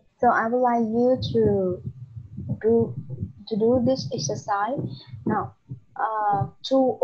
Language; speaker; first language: English; non-native, learner; Vietnamese